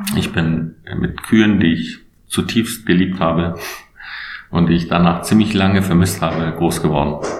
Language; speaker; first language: German; non-native, fluent; Albanian